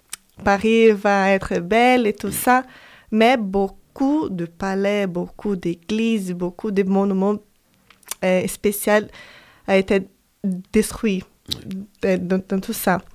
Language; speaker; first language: French; non-native, fluent; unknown